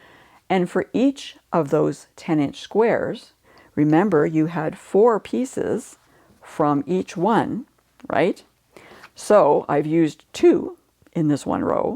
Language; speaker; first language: English; native; English